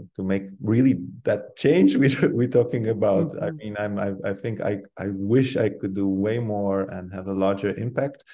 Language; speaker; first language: English; non-native, fluent; Polish